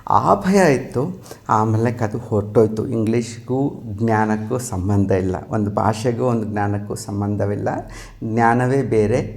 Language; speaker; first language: Kannada; native; Kannada